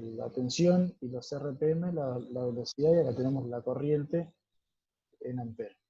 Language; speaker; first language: Spanish; native; Spanish